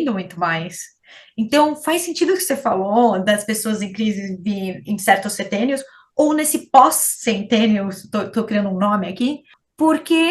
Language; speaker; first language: Portuguese; native; Portuguese